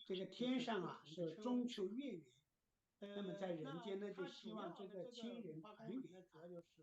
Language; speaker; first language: Chinese; native; Chinese